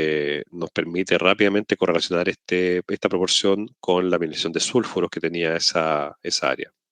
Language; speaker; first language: Spanish; native; Spanish